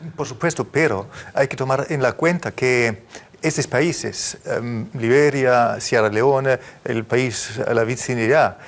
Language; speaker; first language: Spanish; non-native, fluent; German